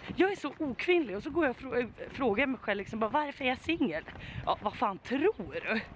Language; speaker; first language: Swedish; native; Swedish